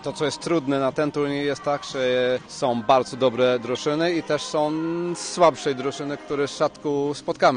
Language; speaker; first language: Polish; non-native, learner; Swedish